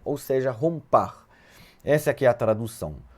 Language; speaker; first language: Portuguese; non-native, fluent; Hebrew